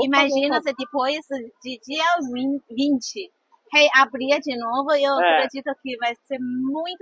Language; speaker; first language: Portuguese; non-native, fluent; Chinese